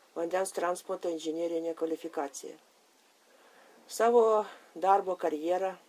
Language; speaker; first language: Lithuanian; early bilingual, other home language; Russian